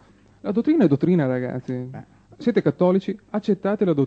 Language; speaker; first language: Italian; native; Italian